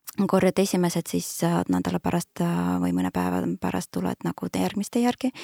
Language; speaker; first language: Estonian; non-native, local second language; Russian